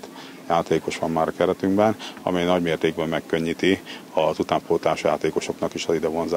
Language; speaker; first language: Hungarian; native; Hungarian